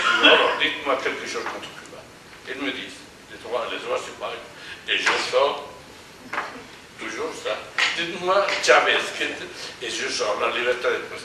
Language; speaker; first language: French; non-native, fluent; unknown